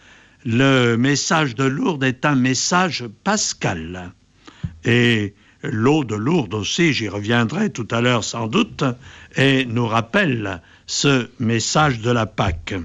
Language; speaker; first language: French; native; French